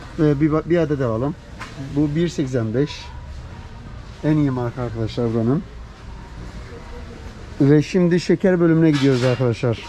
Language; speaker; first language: Turkish; native; Turkish